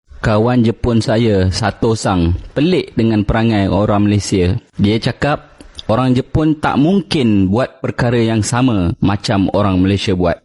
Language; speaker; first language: Malay; native; Malay